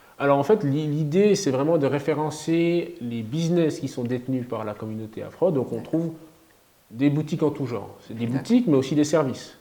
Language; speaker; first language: French; native; French